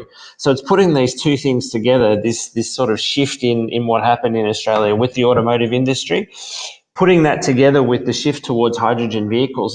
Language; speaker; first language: English; native; English